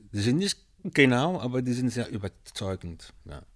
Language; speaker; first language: German; non-native, fluent; French